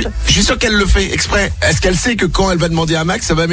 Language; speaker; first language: French; native; French